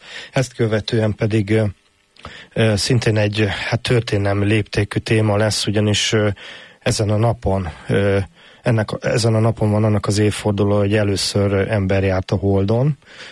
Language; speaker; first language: Hungarian; native; Hungarian